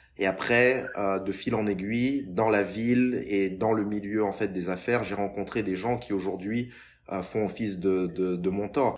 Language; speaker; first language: French; non-native, local second language; Lingala